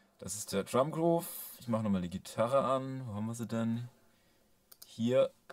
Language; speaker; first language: German; native; German